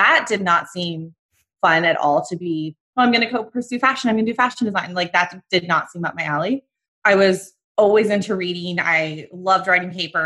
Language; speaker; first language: English; native; English